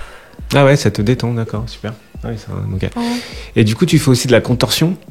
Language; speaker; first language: French; native; French